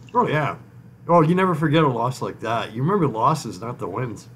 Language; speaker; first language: English; native; English